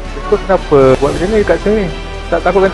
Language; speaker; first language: Malay; native; Malay